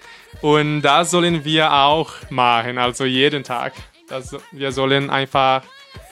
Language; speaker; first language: German; non-native, learner; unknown